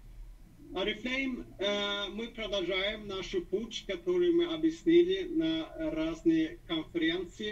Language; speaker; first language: Russian; non-native, fluent; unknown